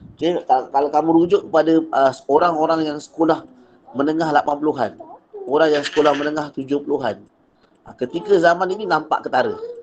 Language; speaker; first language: Malay; native; Malay